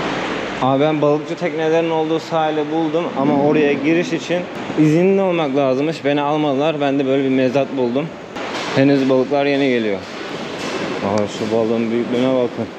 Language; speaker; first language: Turkish; native; Turkish